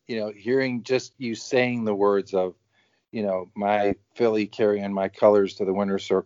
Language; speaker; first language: English; native; English